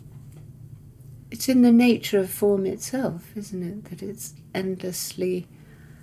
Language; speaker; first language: English; early bilingual, other home language; Persian